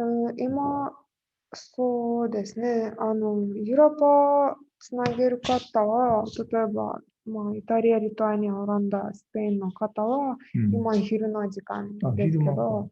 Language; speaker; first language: Japanese; non-native, fluent; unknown